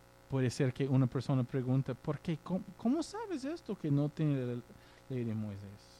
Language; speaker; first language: Spanish; non-native, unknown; English